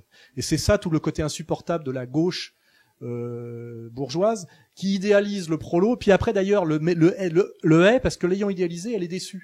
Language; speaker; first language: French; native; French